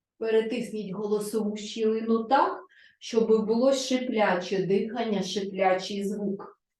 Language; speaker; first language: Ukrainian; non-native, local second language; Russian